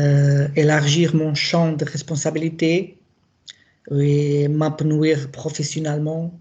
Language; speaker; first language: French; non-native, learner; Portuguese